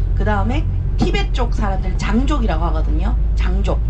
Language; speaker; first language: Korean; early bilingual, heritage; Korean